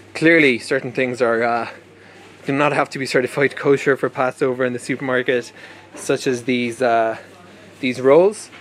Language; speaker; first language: English; native; English